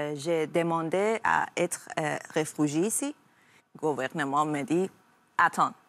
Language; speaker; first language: French; non-native, learner; Persian